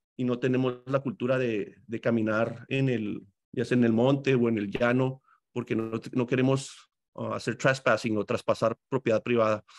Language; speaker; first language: Spanish; native; Spanish